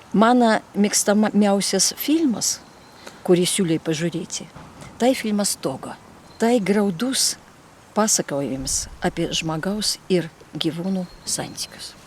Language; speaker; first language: Lithuanian; non-native, fluent; Russian